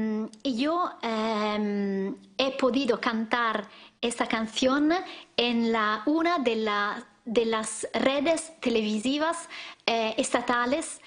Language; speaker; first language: Spanish; non-native, learner; Italian